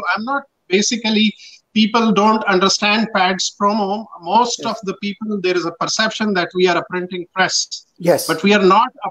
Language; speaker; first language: English; non-native, local second language; Pashto